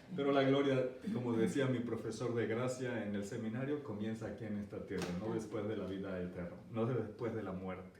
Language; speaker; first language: Spanish; native; Spanish